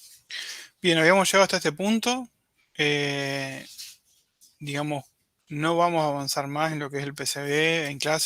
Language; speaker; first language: Spanish; native; Spanish